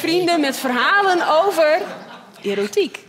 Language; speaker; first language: Dutch; native; Dutch